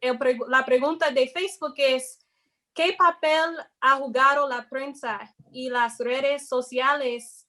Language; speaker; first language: Spanish; non-native, fluent; English